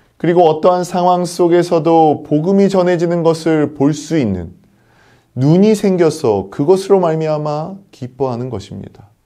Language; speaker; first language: Korean; native; Korean